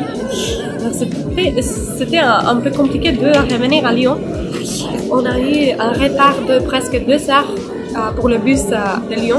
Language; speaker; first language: French; non-native, fluent; Spanish